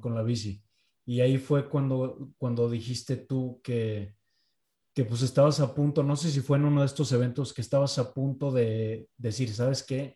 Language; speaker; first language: Spanish; native; Spanish